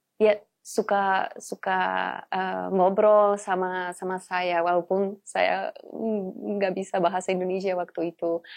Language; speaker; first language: Indonesian; non-native, fluent; Polish